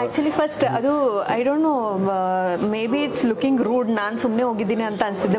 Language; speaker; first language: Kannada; non-native, local second language; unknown